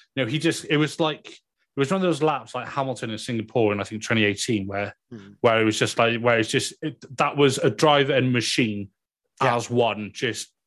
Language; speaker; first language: English; native; English